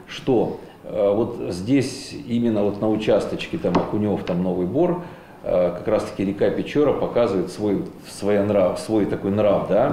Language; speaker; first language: Russian; native; Russian